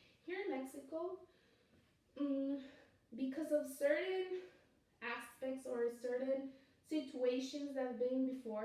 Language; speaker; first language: English; non-native, fluent; Spanish